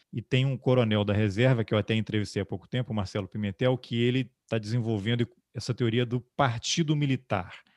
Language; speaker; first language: Portuguese; native; Portuguese